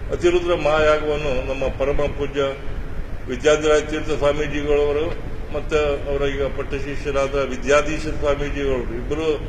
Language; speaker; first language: Kannada; non-native, local second language; Konkani